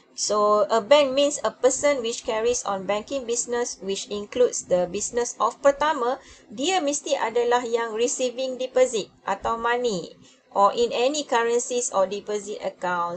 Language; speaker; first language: English; non-native, local second language; Malay